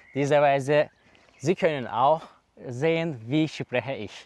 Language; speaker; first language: German; non-native, learner; Turkish